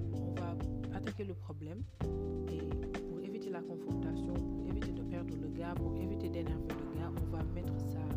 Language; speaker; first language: French; non-native, local second language; Wolof